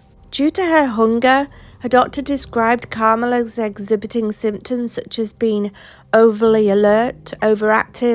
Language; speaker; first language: English; native; English